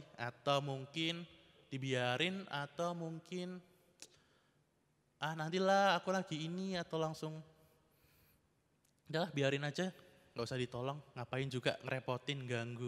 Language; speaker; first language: Indonesian; native; Indonesian